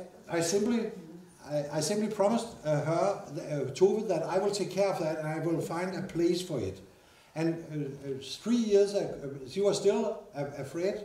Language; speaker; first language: English; non-native, fluent; Danish